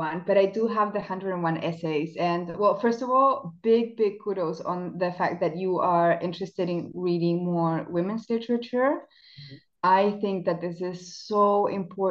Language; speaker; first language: English; non-native, fluent; Spanish